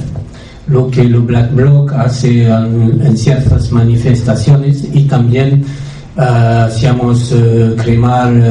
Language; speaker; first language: Spanish; non-native, fluent; French